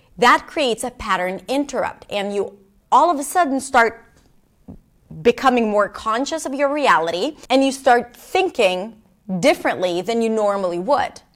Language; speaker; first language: English; non-native, fluent; Hebrew